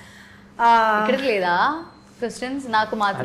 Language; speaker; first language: Telugu; non-native, learner; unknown